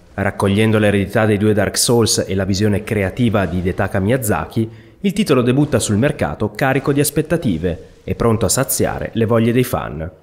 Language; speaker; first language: Italian; native; Italian